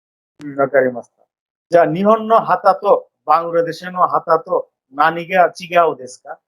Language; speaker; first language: Japanese; non-native, fluent; Bangla